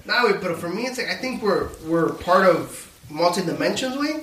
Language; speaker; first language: English; early bilingual, other home language; Spanish